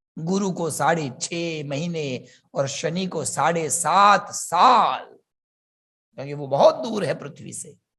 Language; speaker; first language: Hindi; non-native, local second language; Gujarati